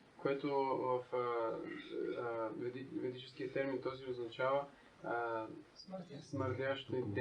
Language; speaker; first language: Bulgarian; native; Bulgarian